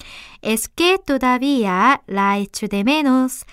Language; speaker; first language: Spanish; non-native, fluent; Korean